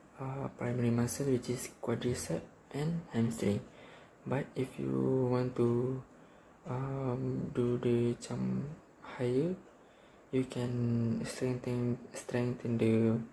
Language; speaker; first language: English; non-native, learner; Malay